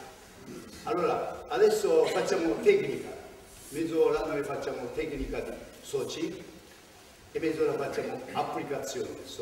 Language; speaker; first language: Italian; non-native, learner; Japanese